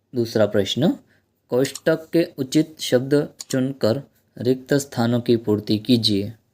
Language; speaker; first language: Hindi; non-native, local second language; Gujarati